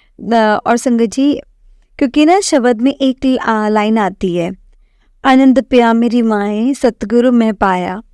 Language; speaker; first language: Hindi; native; Hindi